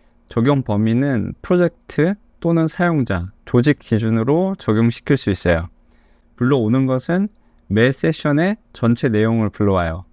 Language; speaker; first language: Korean; native; Korean